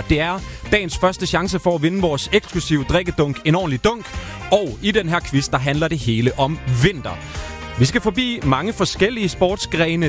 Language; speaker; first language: Danish; native; Danish